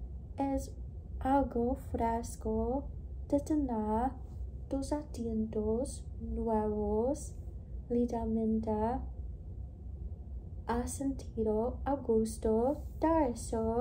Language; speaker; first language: Spanish; non-native, learner; English